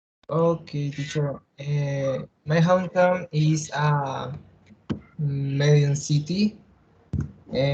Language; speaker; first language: English; non-native, learner; Spanish